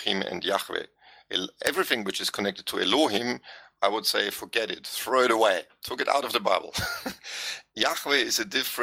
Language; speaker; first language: English; non-native, fluent; German